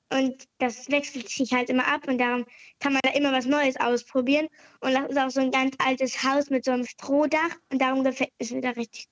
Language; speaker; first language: German; native; German